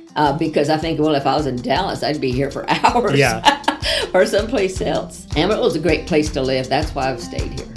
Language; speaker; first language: English; native; English